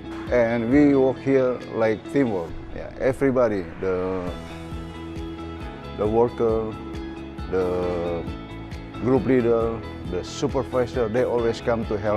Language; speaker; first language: English; non-native, fluent; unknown